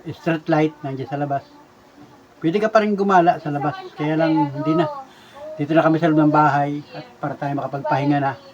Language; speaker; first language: Filipino; native; Filipino